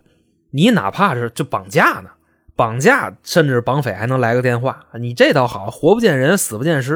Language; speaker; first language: Chinese; native; Chinese